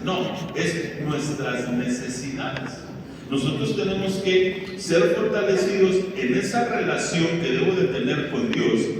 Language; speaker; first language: Spanish; native; Spanish